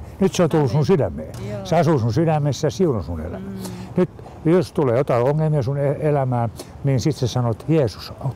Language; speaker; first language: Finnish; native; Finnish